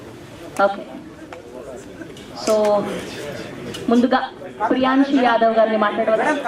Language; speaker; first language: Telugu; native; Telugu